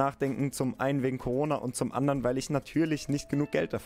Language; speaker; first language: German; native; German